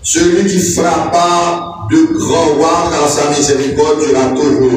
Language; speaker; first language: French; non-native, local second language; Haitian Creole